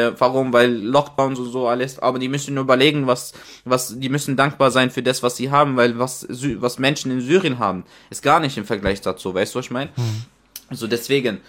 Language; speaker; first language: German; non-native, fluent; Arabic